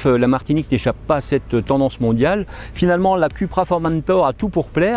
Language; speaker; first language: French; native; French